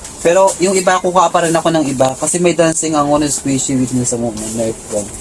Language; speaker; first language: Filipino; non-native, local second language; Cebuano